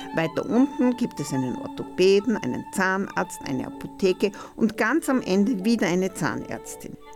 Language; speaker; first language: German; native; German